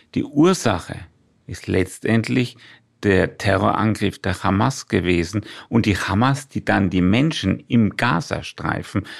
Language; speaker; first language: German; native; German